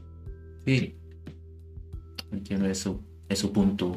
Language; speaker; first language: Spanish; non-native, learner; German